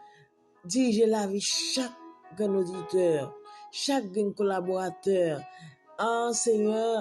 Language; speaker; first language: French; non-native, local second language; Haitian Creole